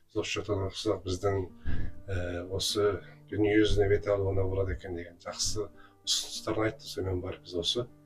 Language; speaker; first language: Kazakh; native; Kazakh